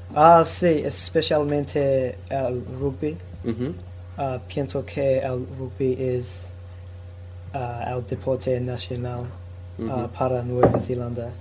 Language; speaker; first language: Spanish; non-native, learner; English